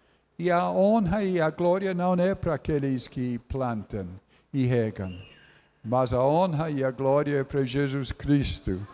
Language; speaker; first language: Portuguese; non-native, fluent; English